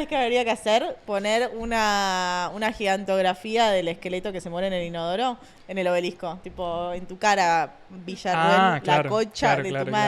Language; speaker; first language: Spanish; native; Spanish